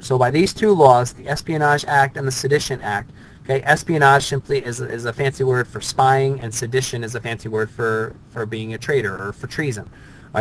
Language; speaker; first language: English; native; English